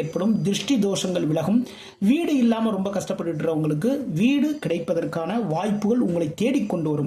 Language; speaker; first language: Tamil; native; Tamil